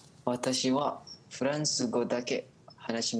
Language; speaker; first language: Japanese; non-native, learner; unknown